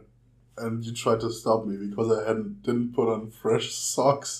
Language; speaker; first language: English; non-native, fluent; German